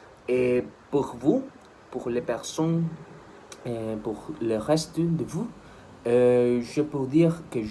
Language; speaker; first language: French; non-native, learner; Spanish